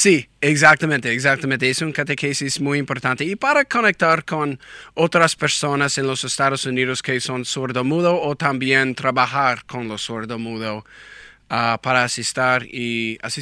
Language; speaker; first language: Spanish; non-native, learner; English